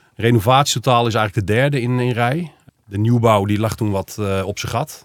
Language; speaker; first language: Dutch; native; Dutch